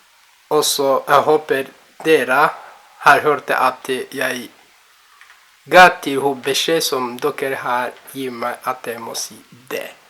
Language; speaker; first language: Norwegian; non-native, learner; Kinyarwanda